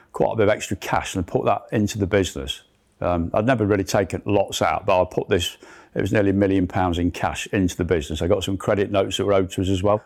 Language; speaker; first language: English; native; English